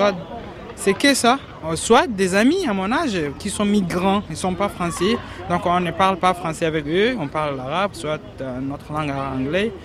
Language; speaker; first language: French; non-native, learner; Arabic